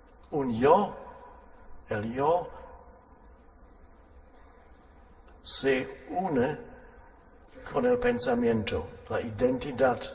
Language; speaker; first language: Spanish; non-native, fluent; German